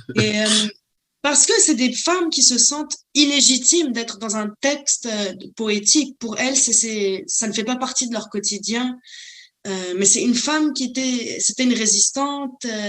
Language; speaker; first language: French; non-native, local second language; Arabic